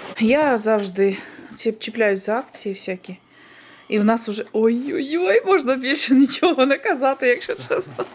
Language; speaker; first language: Ukrainian; non-native, local second language; Russian